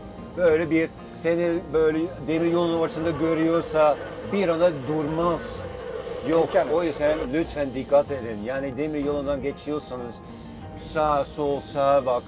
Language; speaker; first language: Turkish; non-native, fluent; Dutch